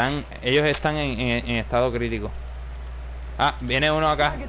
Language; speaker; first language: Spanish; early bilingual, heritage; Spanish